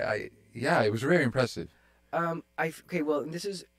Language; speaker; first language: English; native; English